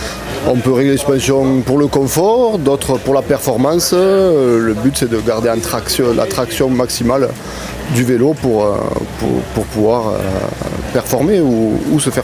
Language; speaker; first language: French; native; French